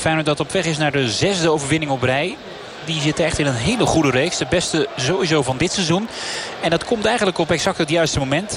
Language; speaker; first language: Dutch; native; Dutch